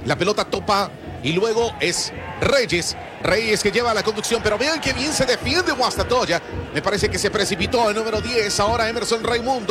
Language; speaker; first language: Spanish; native; Spanish